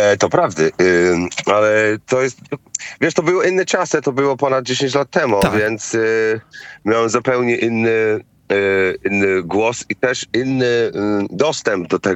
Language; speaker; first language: Polish; non-native, fluent; English